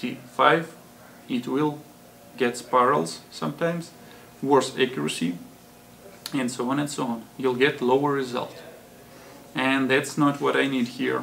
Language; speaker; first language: English; non-native, fluent; Russian